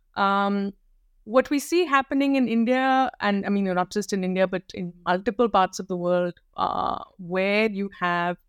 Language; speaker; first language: English; non-native, local second language; Hindi